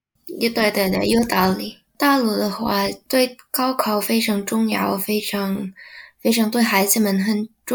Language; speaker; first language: Chinese; non-native, learner; Indonesian